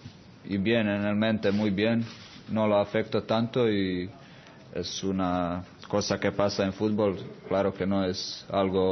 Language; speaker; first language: Spanish; non-native, fluent; Croatian